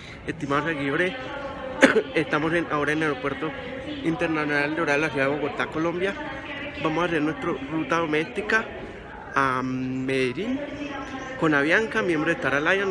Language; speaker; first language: Spanish; native; Spanish